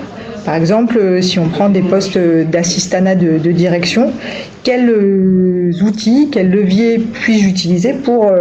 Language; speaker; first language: French; native; French